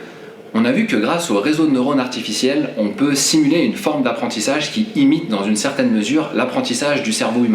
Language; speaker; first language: French; native; French